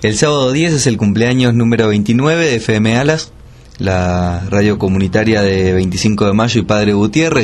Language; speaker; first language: Spanish; native; Spanish